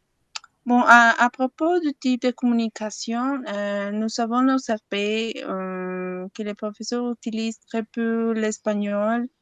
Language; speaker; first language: French; non-native, learner; Spanish